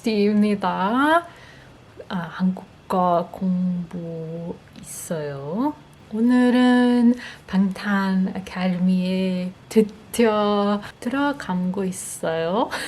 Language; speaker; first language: Korean; non-native, learner; English